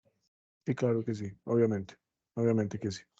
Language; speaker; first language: Spanish; native; Spanish